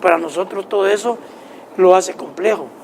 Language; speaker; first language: Spanish; native; Spanish